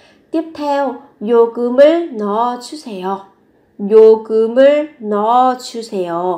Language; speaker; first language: Korean; non-native, fluent; Vietnamese